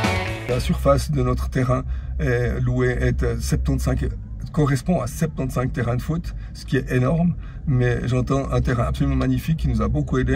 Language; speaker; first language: French; native; French